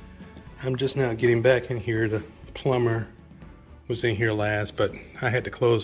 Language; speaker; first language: English; native; English